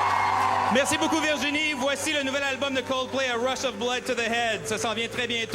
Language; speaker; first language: French; native; French